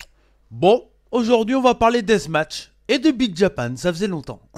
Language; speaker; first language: French; native; French